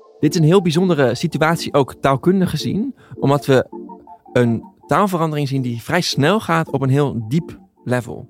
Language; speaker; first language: Dutch; native; Dutch